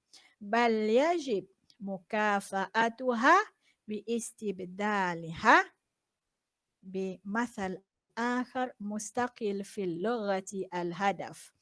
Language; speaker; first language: Arabic; non-native, fluent; Malay